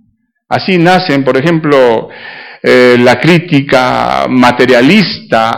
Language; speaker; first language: Spanish; native; Spanish